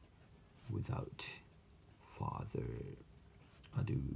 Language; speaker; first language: English; non-native, fluent; Japanese